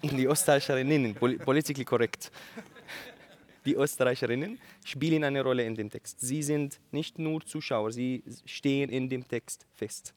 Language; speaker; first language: German; non-native, learner; Arabic